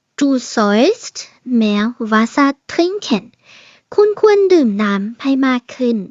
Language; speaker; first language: German; non-native, fluent; Thai